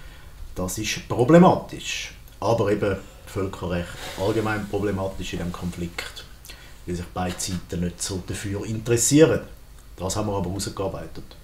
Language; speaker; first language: German; native; German